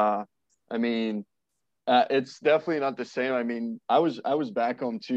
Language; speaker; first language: English; non-native, fluent; French